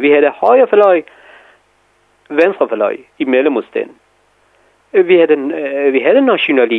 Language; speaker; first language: Danish; non-native, fluent; Persian